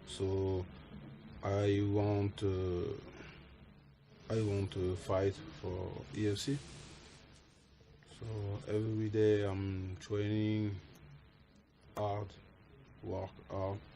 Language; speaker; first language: English; non-native, learner; French